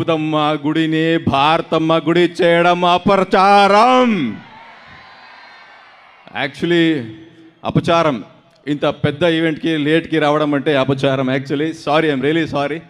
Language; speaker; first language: Telugu; non-native, learner; Kannada